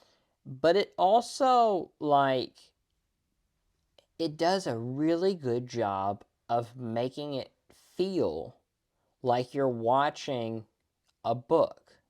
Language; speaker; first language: English; native; English